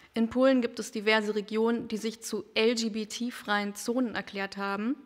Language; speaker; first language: German; native; German